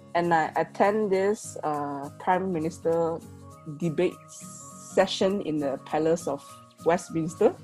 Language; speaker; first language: English; non-native, local second language; Chinese